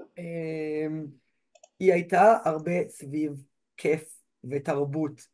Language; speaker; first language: Hebrew; native; Hebrew